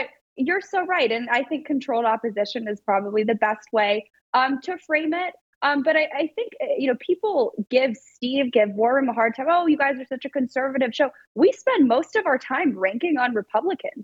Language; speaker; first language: English; native; English